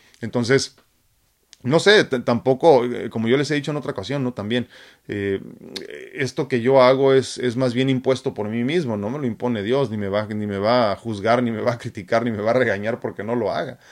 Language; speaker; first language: Spanish; native; Spanish